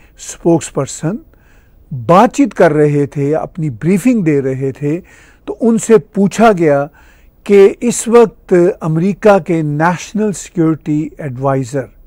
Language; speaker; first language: Urdu; non-native, local second language; Punjabi